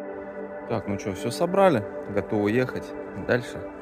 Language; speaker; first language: Russian; native; Russian